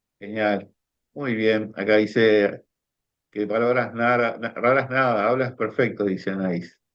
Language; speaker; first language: Spanish; native; Spanish